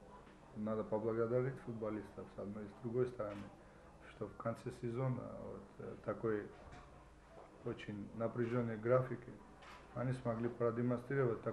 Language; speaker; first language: Russian; non-native, fluent; Georgian